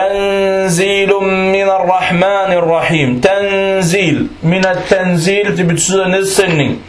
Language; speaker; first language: Danish; non-native, fluent; Arabic